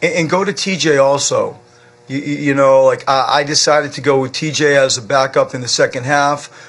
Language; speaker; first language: English; native; English